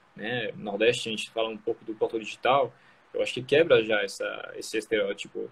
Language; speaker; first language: Portuguese; non-native, fluent; French